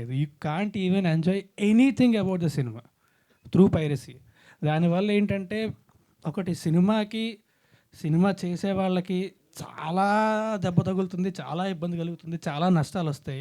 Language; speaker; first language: Telugu; native; Telugu